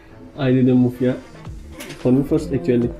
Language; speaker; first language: English; non-native, learner; Turkish